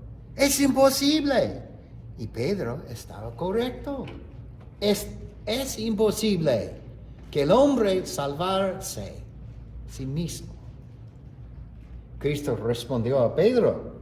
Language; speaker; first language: Spanish; non-native, fluent; English